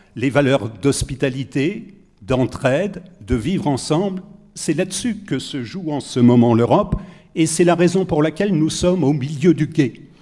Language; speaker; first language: French; native; French